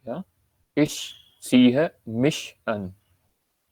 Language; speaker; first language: German; non-native, fluent; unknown